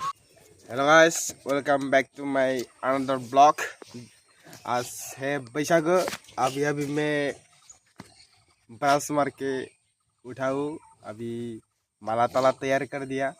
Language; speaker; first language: Hindi; non-native, local second language; Bodo